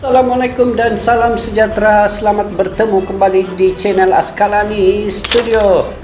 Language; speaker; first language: Malay; native; Malay